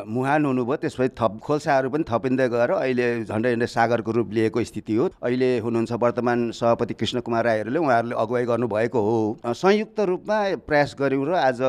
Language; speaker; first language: Nepali; non-native, local second language; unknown